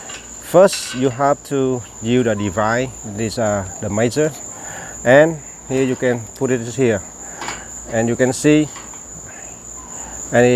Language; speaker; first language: English; non-native, local second language; Vietnamese